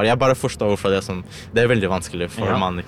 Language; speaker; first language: Norwegian; early bilingual, other home language; Ukrainian